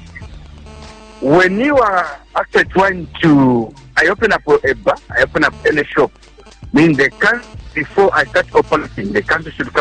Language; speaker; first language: English; non-native, local second language; Bemba